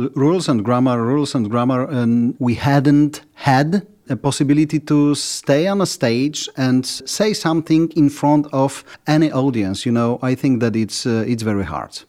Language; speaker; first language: English; non-native, fluent; Polish